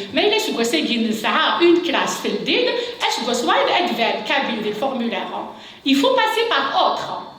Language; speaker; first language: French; non-native, local second language; Kabyle